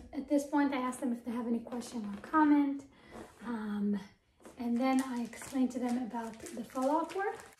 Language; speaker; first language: English; non-native, fluent; Hebrew